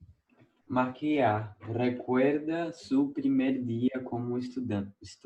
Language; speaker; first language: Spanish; non-native, learner; Portuguese